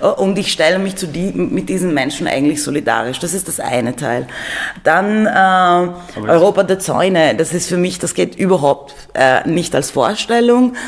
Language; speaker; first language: German; non-native, fluent; Greek